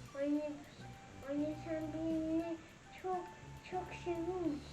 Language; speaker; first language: Turkish; early bilingual, heritage; Turkish